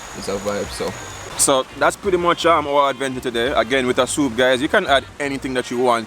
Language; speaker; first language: English; native; English